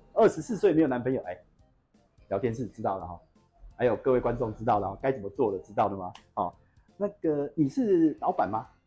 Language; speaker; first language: Chinese; native; Chinese